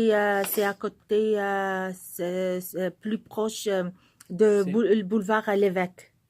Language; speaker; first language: French; non-native, local second language; Arabic